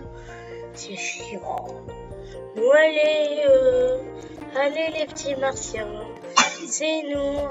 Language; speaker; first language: French; native; French